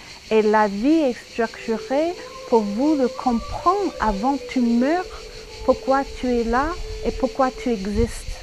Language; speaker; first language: French; non-native, fluent; English